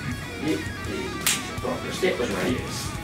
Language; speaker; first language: Japanese; native; Japanese